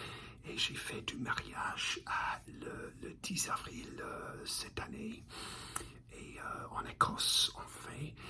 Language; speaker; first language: French; non-native, learner; English